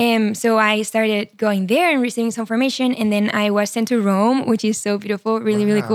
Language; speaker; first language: English; non-native, fluent; Spanish